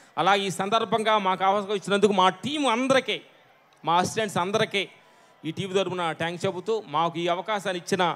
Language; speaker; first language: Telugu; native; Telugu